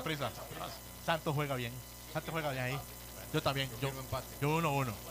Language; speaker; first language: Spanish; native; Spanish